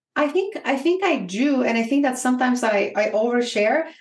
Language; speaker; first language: English; non-native, fluent; Bulgarian